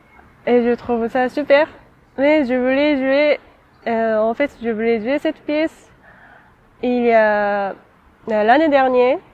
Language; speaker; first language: French; non-native, fluent; Japanese